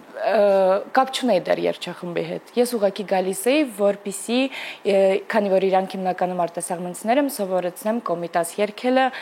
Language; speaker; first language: Armenian; early bilingual, heritage; Armenian